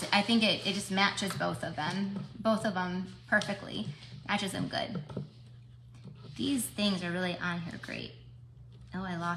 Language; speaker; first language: English; native; English